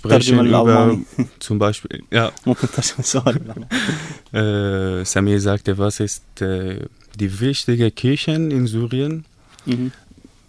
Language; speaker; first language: German; non-native, learner; Arabic